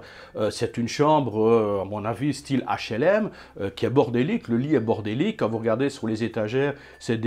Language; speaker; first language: French; native; French